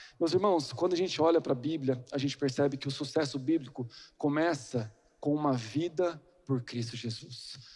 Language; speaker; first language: Portuguese; native; Portuguese